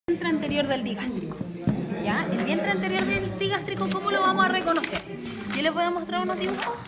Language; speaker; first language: Spanish; native; Spanish